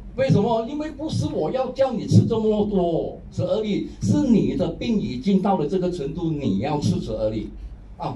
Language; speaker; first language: Chinese; non-native, local second language; Hakka Chinese